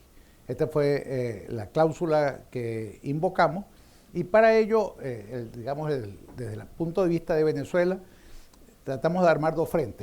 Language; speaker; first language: Spanish; native; Spanish